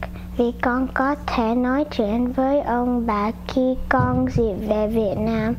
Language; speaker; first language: Vietnamese; early bilingual, heritage; Vietnamese